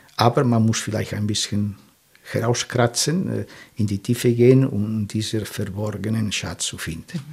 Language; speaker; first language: German; non-native, fluent; French